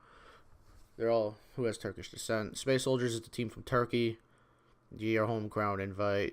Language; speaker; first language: English; native; English